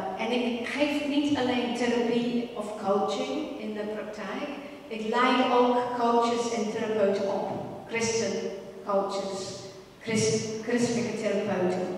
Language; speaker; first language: Dutch; non-native, fluent; English